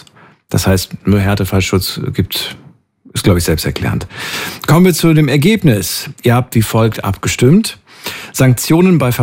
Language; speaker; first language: German; native; German